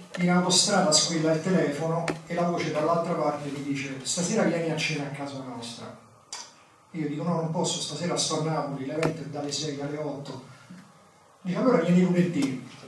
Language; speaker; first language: Italian; native; Italian